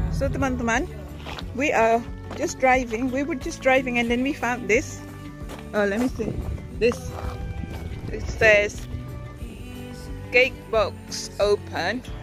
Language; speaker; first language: English; non-native, fluent; Indonesian